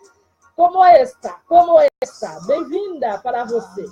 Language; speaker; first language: Portuguese; non-native, learner; Haitian Creole